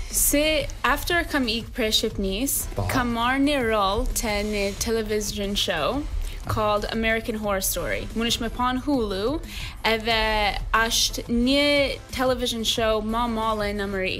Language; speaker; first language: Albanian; early bilingual, heritage; Albanian